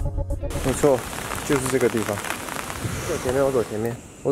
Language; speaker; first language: Chinese; native; Chinese